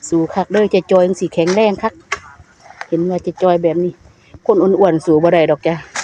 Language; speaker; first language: Thai; native; Thai